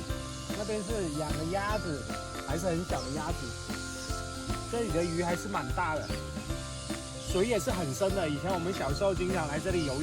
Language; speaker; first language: Chinese; non-native, local second language; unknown